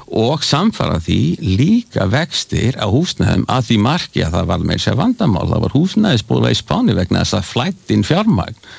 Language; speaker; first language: Icelandic; native; Icelandic